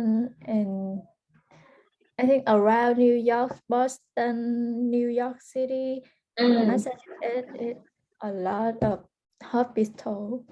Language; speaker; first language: English; early bilingual, heritage; Vietnamese